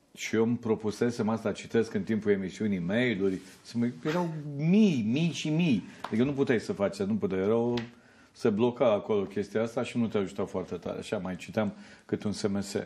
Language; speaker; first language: Romanian; native; Romanian